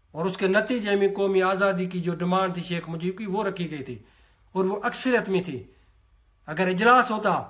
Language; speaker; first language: Urdu; non-native, local second language; Sindhi